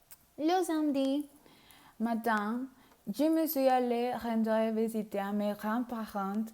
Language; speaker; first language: French; non-native, learner; Spanish